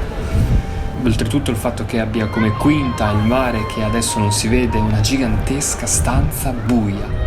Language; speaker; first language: Italian; native; Italian